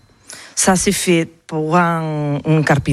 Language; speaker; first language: French; non-native, learner; Catalan